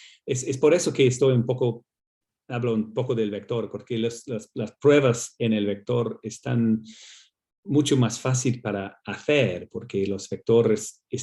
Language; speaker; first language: Spanish; non-native, fluent; English